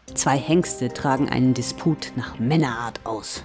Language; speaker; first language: German; native; German